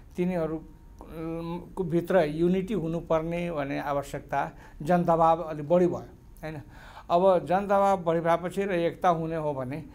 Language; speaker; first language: Nepali; non-native, local second language; Maithili